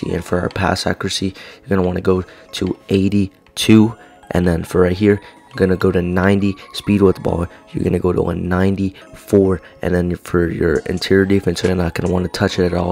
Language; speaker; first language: English; native; English